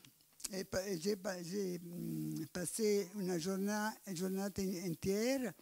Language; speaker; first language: French; non-native, learner; Italian